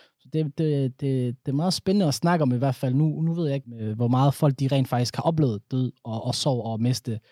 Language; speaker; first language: Danish; early bilingual, other home language; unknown